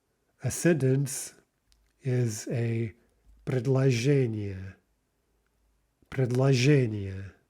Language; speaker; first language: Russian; non-native, fluent; English